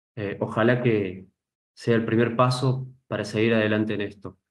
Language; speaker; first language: Spanish; native; Spanish